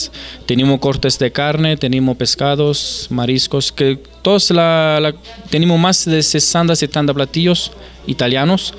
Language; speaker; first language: Spanish; non-native, fluent; Italian